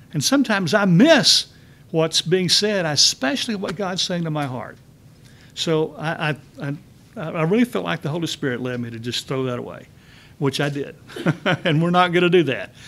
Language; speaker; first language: English; native; English